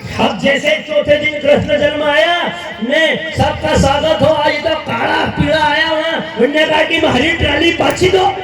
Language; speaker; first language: Hindi; native; Hindi